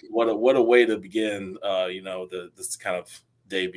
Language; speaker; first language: English; native; English